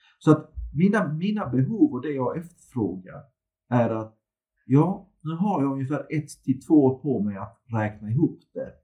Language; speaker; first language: Swedish; early bilingual, other home language; Turkish